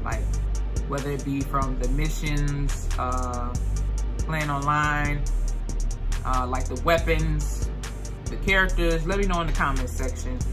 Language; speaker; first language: English; native; English